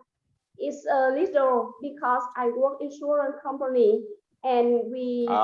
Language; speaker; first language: English; non-native, learner; Vietnamese